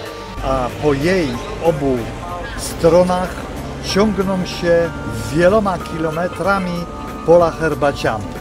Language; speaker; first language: Polish; native; Polish